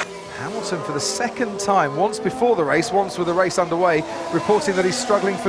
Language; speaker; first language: English; native; English